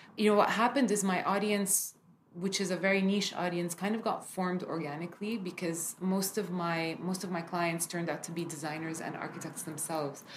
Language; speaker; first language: English; early bilingual, other home language; Arabic